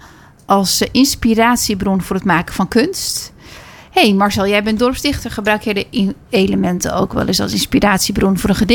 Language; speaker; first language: Dutch; native; Dutch